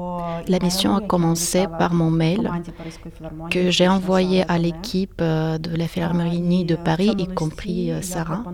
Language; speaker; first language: French; non-native, fluent; Ukrainian